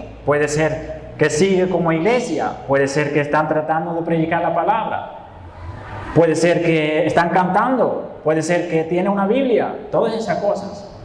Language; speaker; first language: Spanish; non-native, fluent; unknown